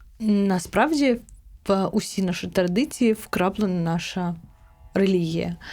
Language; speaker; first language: Ukrainian; non-native, local second language; Crimean Tatar